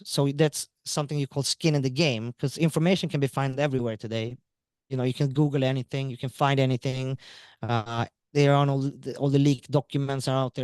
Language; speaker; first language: English; non-native, fluent; Swedish